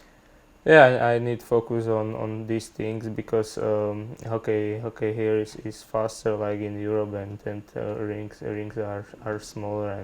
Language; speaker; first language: English; non-native, learner; Slovak